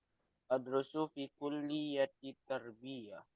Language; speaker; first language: Arabic; non-native, learner; Indonesian